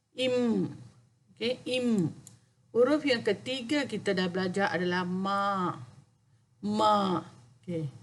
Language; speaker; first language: Malay; non-native, local second language; Tamil